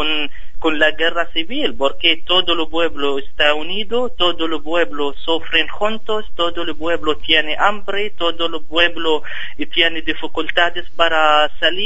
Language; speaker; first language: Spanish; non-native, fluent; Arabic